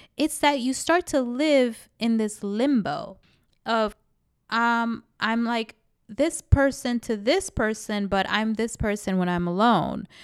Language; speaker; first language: English; early bilingual, other home language; Spanish